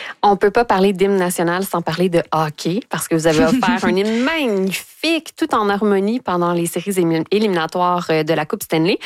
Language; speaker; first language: French; native; French